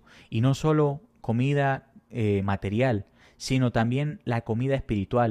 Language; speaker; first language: Spanish; native; Spanish